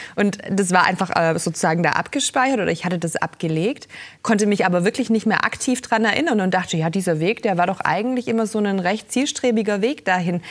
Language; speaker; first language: German; native; German